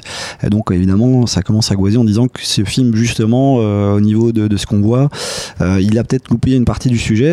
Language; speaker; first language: French; native; French